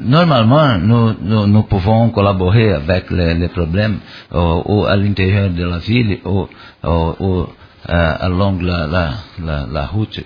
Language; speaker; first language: French; non-native, learner; Portuguese